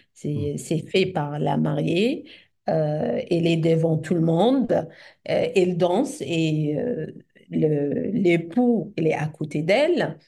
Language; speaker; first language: French; non-native, fluent; Arabic